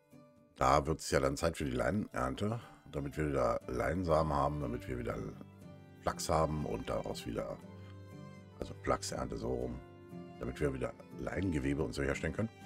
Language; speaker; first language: German; native; German